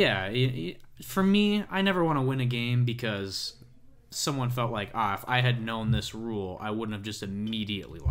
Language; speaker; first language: English; native; English